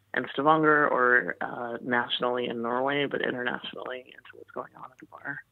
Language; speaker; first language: English; native; English